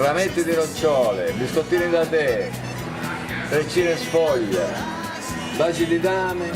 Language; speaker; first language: Italian; native; Italian